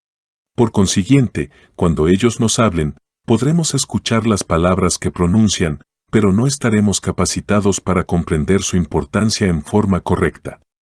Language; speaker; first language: Spanish; native; Spanish